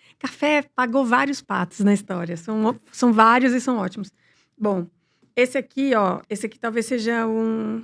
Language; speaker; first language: Portuguese; native; Portuguese